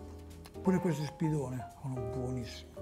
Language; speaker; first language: Italian; native; Italian